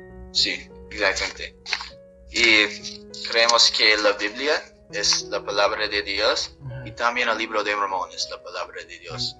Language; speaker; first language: Spanish; non-native, fluent; English